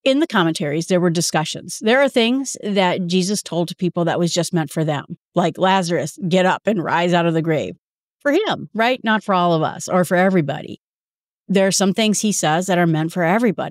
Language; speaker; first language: English; native; English